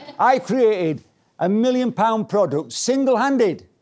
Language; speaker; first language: English; native; English